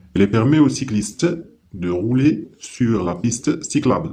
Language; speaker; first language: French; non-native, local second language; Arabic